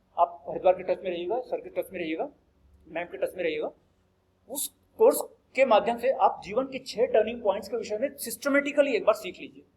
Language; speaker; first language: Hindi; native; Hindi